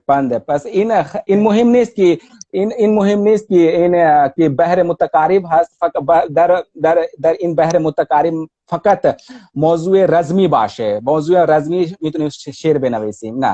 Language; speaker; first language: Persian; non-native, learner; Hindi